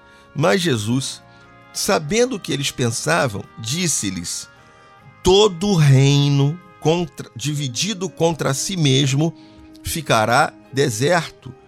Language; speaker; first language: Portuguese; native; Portuguese